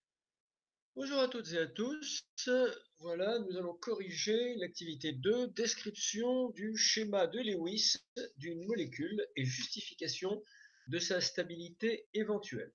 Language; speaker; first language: French; native; French